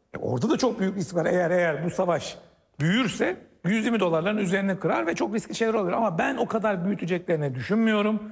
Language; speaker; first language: Turkish; native; Turkish